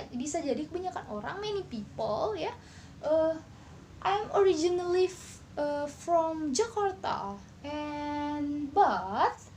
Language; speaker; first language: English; non-native, learner; Indonesian